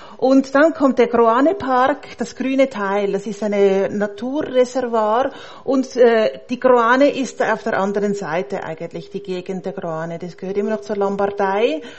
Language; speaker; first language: German; native; German